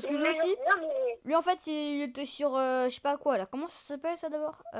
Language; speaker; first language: French; native; French